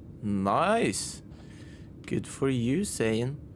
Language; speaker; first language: English; non-native, fluent; Norwegian